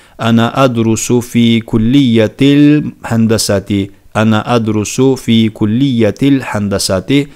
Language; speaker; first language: Arabic; non-native, fluent; Turkish